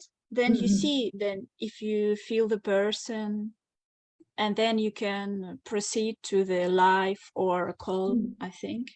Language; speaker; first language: English; non-native, fluent; Russian